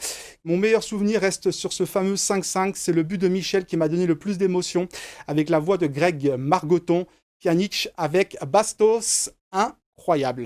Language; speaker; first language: French; native; French